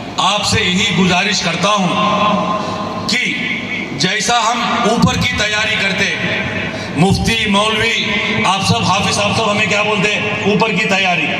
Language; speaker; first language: Urdu; native; Urdu